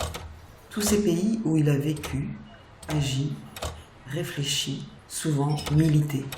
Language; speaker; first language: French; native; French